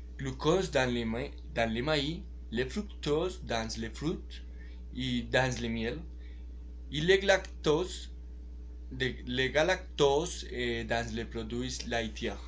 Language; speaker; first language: French; non-native, learner; Spanish